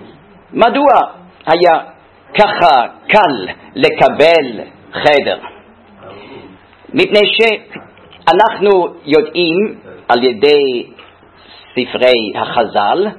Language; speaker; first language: Hebrew; non-native, fluent; German